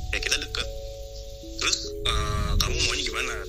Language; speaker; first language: Indonesian; native; Indonesian